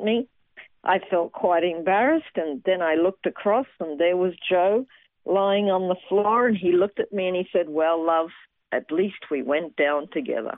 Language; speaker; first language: English; native; English